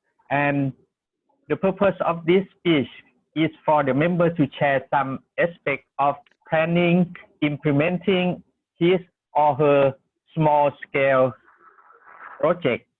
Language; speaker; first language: English; non-native, learner; Thai